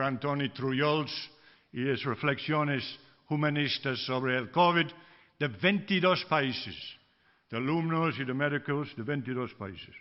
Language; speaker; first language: Spanish; non-native, fluent; English